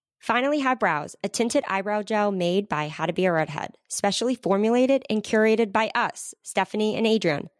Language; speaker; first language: English; native; English